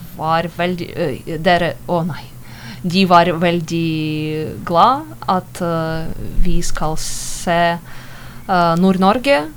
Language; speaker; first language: Norwegian; non-native, learner; Ukrainian